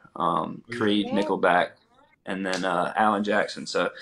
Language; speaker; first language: English; native; English